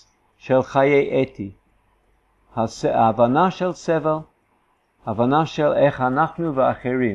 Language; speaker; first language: Hebrew; non-native, fluent; English